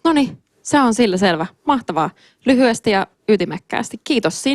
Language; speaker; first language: Finnish; native; Finnish